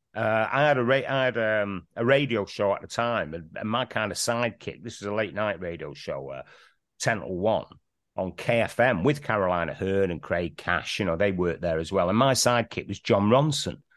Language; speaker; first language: English; native; English